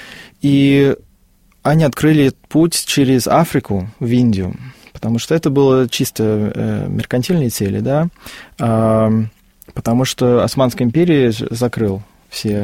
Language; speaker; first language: Russian; non-native, fluent; Afrikaans